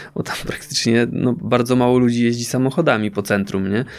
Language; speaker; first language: Polish; native; Polish